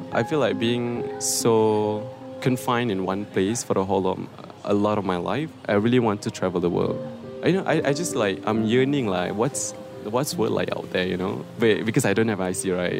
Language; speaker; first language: English; non-native, local second language; Malay